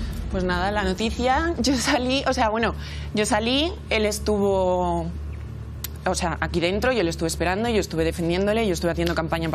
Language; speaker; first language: Spanish; native; Spanish